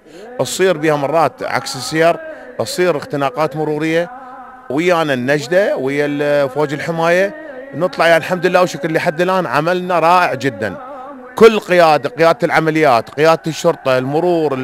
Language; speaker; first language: Arabic; native; Arabic